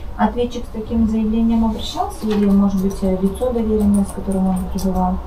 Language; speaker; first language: Russian; native; Russian